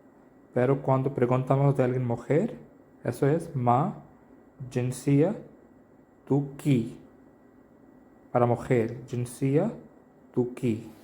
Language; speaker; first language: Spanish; non-native, learner; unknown